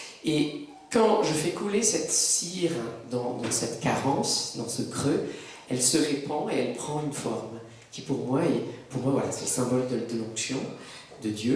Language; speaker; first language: French; native; French